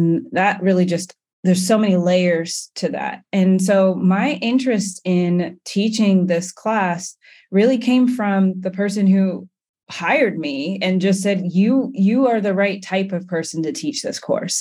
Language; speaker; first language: English; native; English